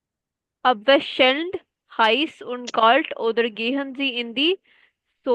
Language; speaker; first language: German; non-native, learner; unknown